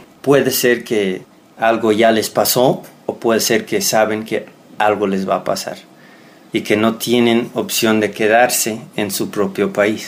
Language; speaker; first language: Spanish; non-native, fluent; English